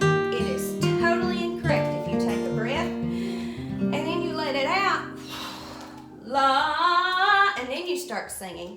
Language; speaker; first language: English; native; English